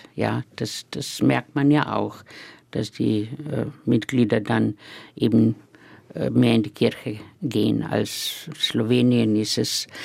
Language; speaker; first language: German; non-native, fluent; Slovenian